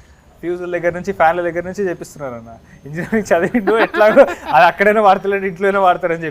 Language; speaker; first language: Telugu; native; Telugu